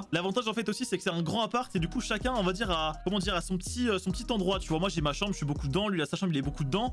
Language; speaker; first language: French; native; French